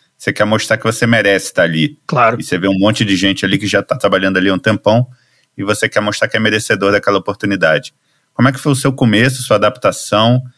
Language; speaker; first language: Portuguese; native; Portuguese